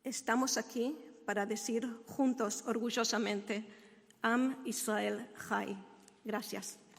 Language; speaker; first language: Spanish; non-native, fluent; Hebrew